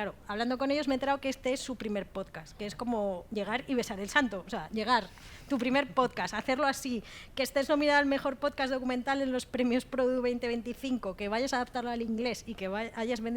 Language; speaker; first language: Spanish; native; Spanish